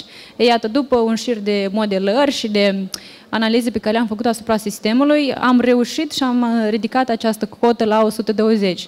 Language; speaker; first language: Romanian; native; Romanian